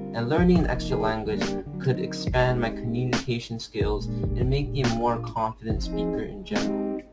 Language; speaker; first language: English; native; English